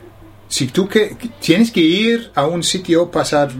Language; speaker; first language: Spanish; non-native, fluent; English